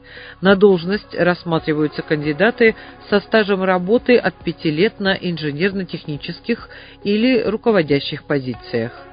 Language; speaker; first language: Russian; native; Russian